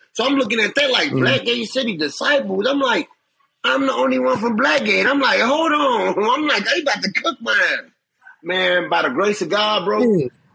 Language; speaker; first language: English; native; English